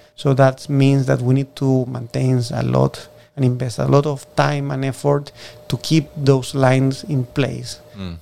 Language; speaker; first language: English; non-native, fluent; Spanish